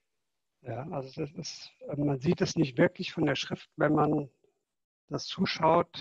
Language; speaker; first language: German; native; German